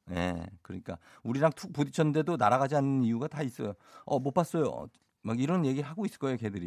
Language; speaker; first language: Korean; native; Korean